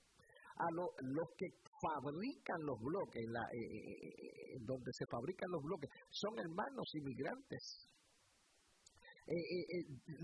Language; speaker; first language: Spanish; early bilingual, heritage; Spanish